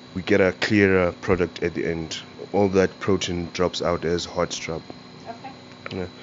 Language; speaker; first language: English; non-native, local second language; Shona